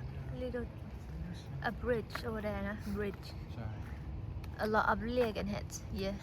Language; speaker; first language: English; non-native, learner; Thai